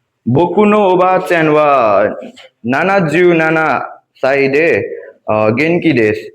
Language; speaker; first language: Japanese; non-native, learner; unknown